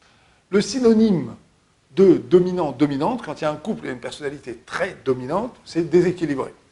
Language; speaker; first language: French; native; French